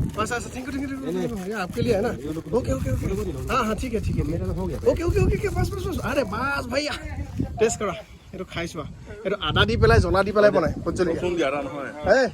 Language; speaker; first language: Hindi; non-native, local second language; Assamese